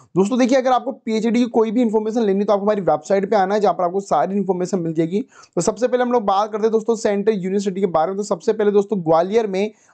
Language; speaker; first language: Hindi; native; Hindi